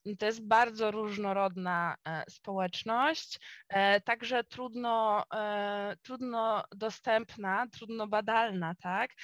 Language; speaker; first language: Polish; native; Polish